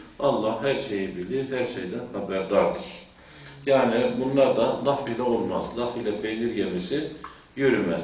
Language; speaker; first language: Turkish; native; Turkish